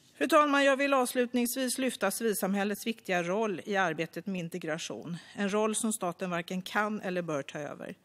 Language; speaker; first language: Swedish; native; Swedish